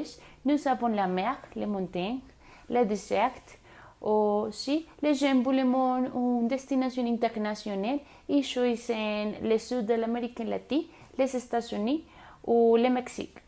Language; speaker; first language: French; non-native, learner; Spanish